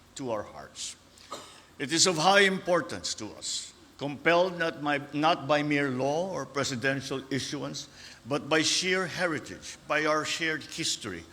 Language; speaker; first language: English; non-native, local second language; Filipino